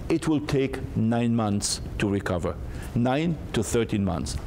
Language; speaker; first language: English; non-native, fluent; Hebrew